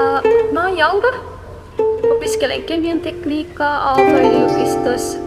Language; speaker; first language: Finnish; non-native, fluent; Persian